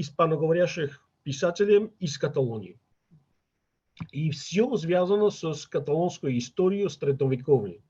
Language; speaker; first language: Russian; non-native, fluent; Catalan